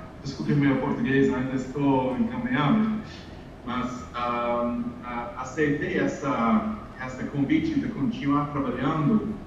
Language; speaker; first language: Portuguese; non-native, fluent; English